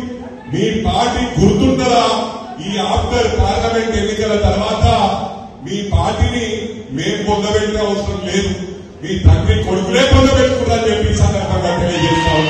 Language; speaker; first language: Telugu; native; Telugu